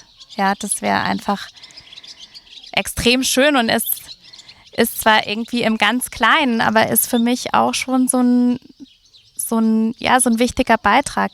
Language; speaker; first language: German; native; German